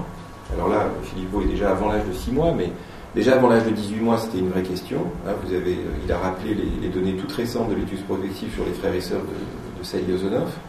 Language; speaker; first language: French; native; French